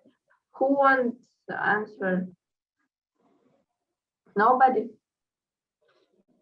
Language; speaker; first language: English; non-native, fluent; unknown